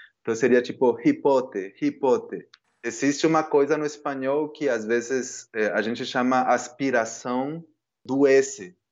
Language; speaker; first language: Portuguese; non-native, fluent; Spanish